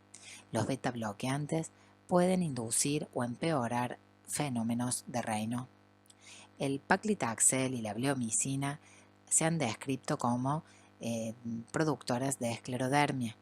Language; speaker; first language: Spanish; native; Spanish